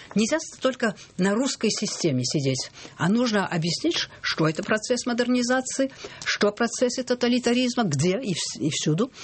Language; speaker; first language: Russian; early bilingual, heritage; Russian